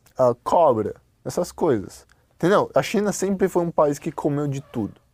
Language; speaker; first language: Portuguese; non-native, fluent; Chinese